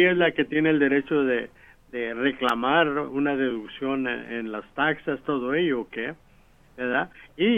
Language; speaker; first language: Spanish; early bilingual, heritage; Spanish